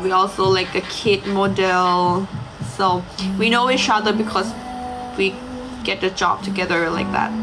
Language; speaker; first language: English; non-native, learner; Thai